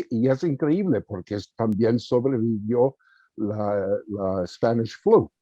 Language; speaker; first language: Spanish; early bilingual, heritage; Spanish